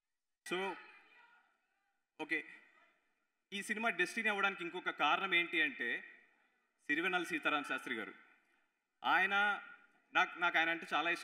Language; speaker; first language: Telugu; native; Telugu